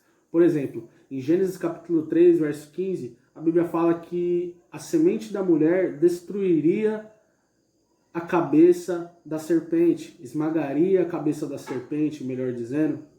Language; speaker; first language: Portuguese; native; Portuguese